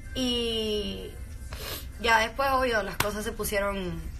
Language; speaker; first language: English; early bilingual, heritage; Spanish